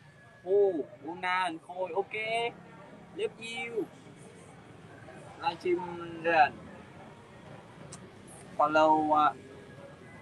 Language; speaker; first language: English; non-native, learner; Vietnamese